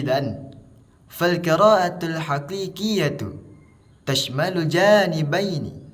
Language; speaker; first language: Arabic; non-native, learner; Indonesian